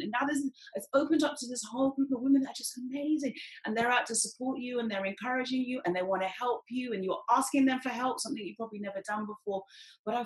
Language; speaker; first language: English; native; English